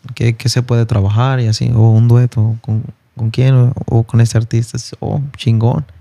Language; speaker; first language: Spanish; early bilingual, heritage; Spanish